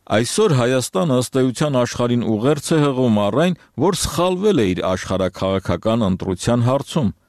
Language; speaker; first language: Armenian; native; Armenian